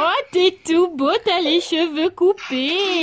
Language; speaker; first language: French; native; French